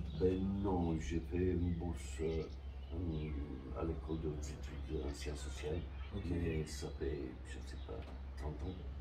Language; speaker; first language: French; non-native, fluent; Romanian